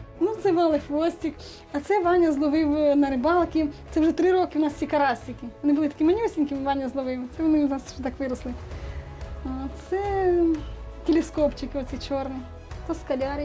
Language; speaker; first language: Ukrainian; native; Ukrainian